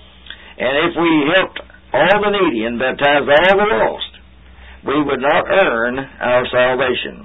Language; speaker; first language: English; native; English